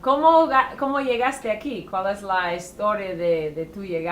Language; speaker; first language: Spanish; non-native, fluent; English